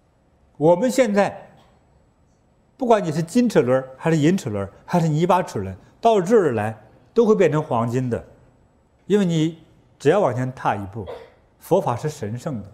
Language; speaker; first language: Chinese; native; Chinese